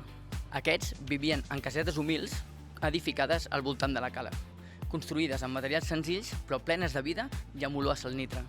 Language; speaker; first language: Catalan; native; Catalan